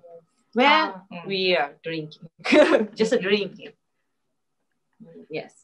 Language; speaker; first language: English; non-native, learner; Japanese